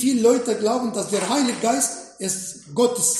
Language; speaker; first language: German; non-native, fluent; Arabic